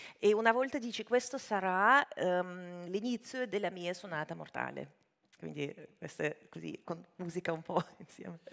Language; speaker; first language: Italian; non-native, fluent; Russian